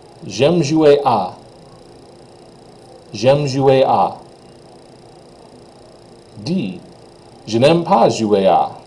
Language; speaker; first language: French; non-native, fluent; English